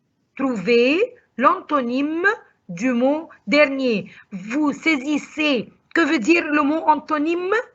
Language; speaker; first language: French; non-native, fluent; Arabic